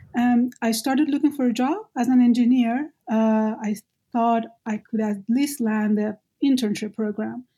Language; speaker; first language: English; non-native, fluent; Persian